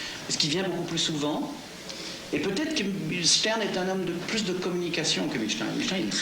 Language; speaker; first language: French; native; French